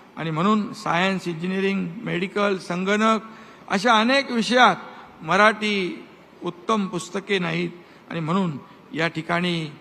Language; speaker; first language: Marathi; native; Marathi